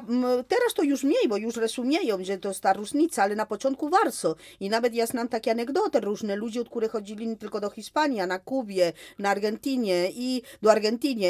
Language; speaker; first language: Polish; non-native, fluent; Spanish